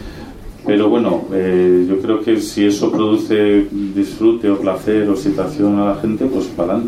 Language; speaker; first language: Spanish; native; Spanish